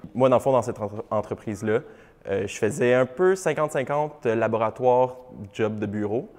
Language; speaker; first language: French; native; French